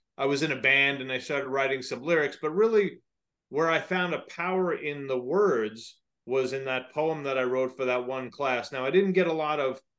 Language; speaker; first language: English; native; English